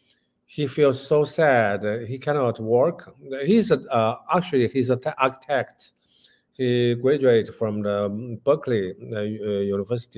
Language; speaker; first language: English; non-native, learner; Chinese